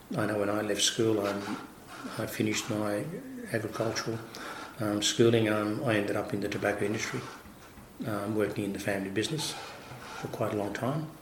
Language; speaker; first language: English; early bilingual, other home language; Italian